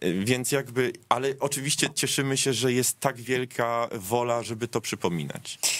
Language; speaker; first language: Polish; native; Polish